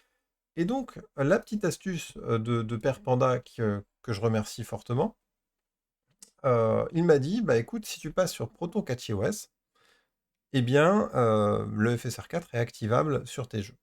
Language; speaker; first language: French; native; French